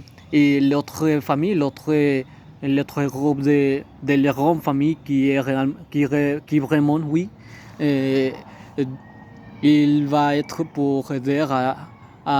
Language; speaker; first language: French; non-native, learner; Spanish